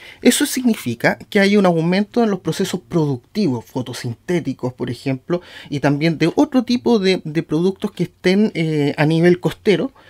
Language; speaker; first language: Spanish; native; Spanish